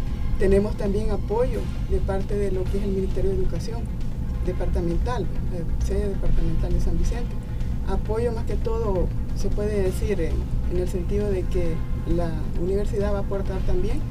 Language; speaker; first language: Spanish; native; Spanish